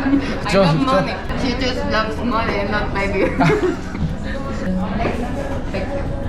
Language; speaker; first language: English; non-native, fluent; Spanish